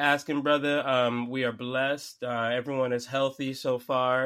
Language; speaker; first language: English; native; English